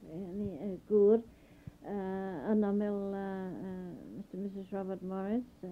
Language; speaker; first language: Welsh; early bilingual, heritage; Welsh